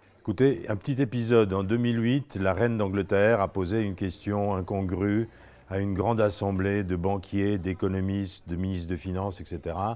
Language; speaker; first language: French; non-native, fluent; Polish